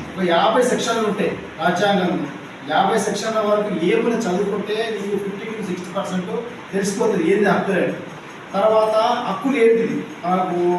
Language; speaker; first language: Telugu; native; Telugu